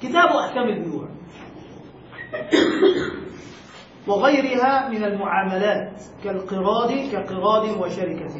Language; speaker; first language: Arabic; native; Arabic